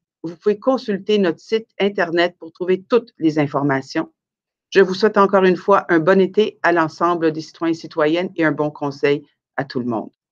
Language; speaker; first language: French; native; French